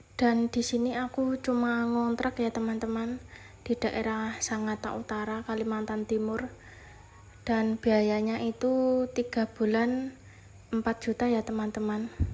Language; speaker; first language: Indonesian; non-native, local second language; Javanese